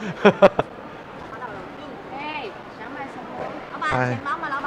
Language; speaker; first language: Chinese; non-native, learner; Vietnamese